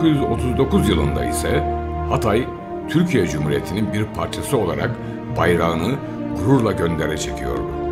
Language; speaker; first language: Turkish; native; Turkish